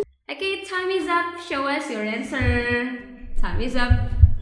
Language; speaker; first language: English; non-native, fluent; Indonesian